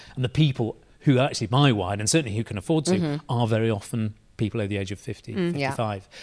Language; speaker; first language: English; native; English